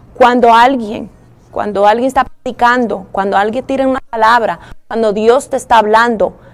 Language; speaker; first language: Spanish; early bilingual, heritage; Spanish